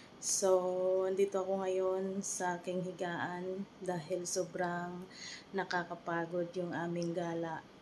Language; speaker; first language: Filipino; non-native, local second language; Waray